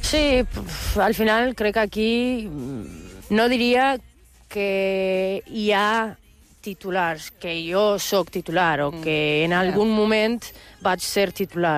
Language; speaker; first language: Catalan; non-native, fluent; Portuguese